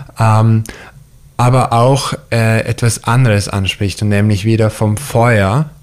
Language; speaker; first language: German; early bilingual, heritage; German